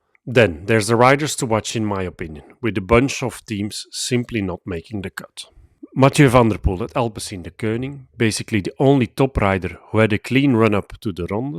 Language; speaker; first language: English; non-native, fluent; Dutch